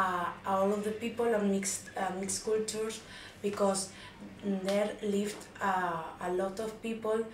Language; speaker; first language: English; non-native, learner; Spanish